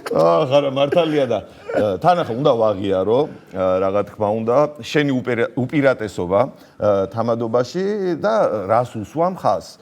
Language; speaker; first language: Georgian; native; Georgian